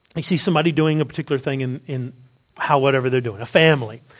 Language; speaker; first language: English; native; English